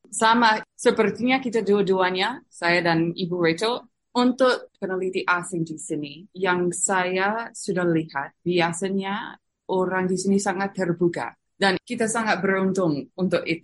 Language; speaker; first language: Indonesian; non-native, fluent; English